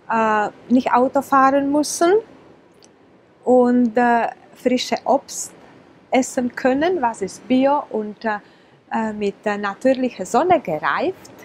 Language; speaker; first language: German; non-native, fluent; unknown